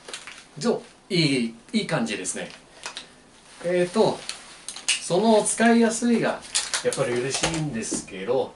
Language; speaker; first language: Japanese; non-native, learner; English